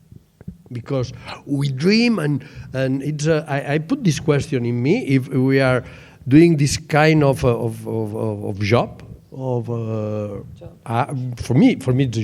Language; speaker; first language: English; non-native, learner; Catalan